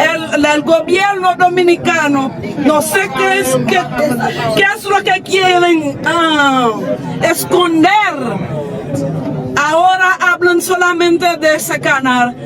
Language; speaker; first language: Spanish; non-native, fluent; Haitian Creole